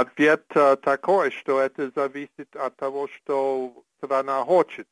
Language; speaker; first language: Russian; non-native, fluent; English